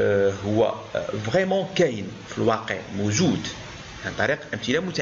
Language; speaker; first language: Arabic; native; Arabic